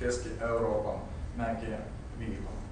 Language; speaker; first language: Finnish; non-native, learner; Russian